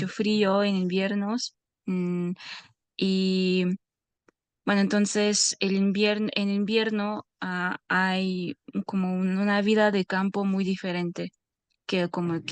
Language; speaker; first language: Spanish; non-native, fluent; Russian